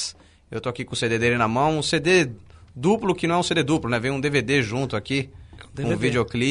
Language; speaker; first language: Portuguese; native; Portuguese